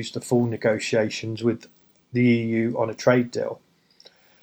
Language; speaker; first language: English; native; English